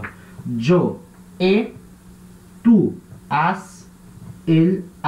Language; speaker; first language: Spanish; non-native, fluent; Portuguese